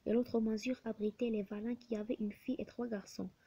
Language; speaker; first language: French; non-native, local second language; Arabic